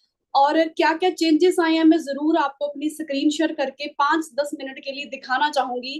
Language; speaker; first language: Hindi; non-native, local second language; Punjabi